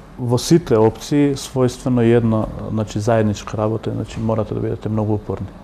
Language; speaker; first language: Macedonian; native; Macedonian